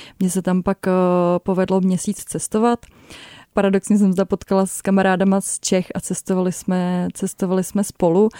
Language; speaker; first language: Czech; native; Czech